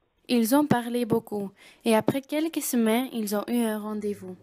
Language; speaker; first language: French; non-native, learner; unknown